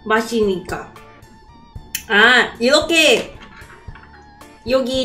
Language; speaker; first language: Korean; non-native, learner; Cantonese